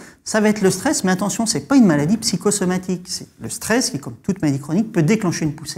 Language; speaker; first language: French; native; French